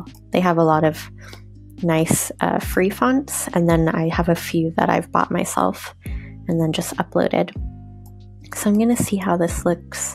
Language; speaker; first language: English; native; English